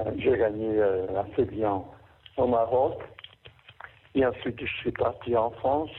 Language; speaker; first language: French; non-native, fluent; Portuguese